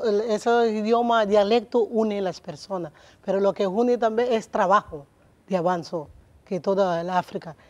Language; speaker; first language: Spanish; non-native, learner; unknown